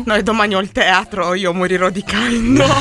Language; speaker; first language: Italian; native; Italian